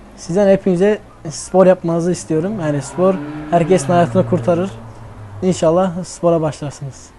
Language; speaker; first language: Turkish; early bilingual, heritage; Turkish